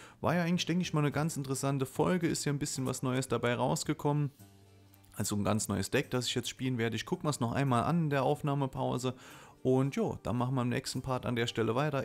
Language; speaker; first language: German; native; German